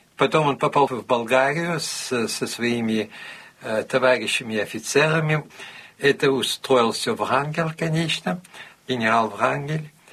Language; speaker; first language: Russian; early bilingual, heritage; Russian